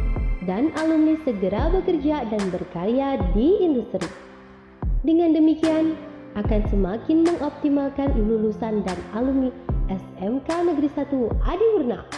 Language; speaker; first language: Indonesian; native; Indonesian